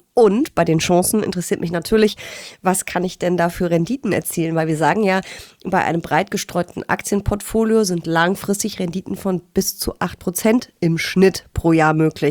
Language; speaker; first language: German; native; German